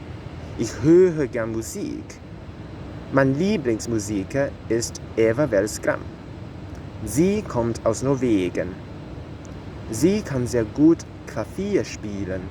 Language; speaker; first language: German; non-native, learner; Cantonese